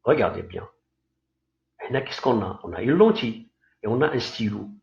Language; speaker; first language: French; non-native, local second language; Arabic